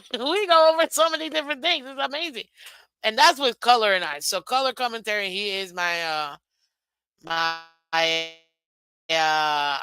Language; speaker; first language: English; native; English